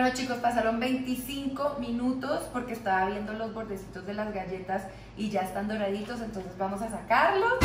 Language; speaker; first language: Spanish; native; Spanish